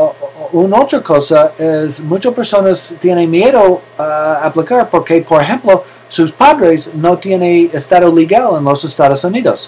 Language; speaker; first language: Spanish; non-native, learner; English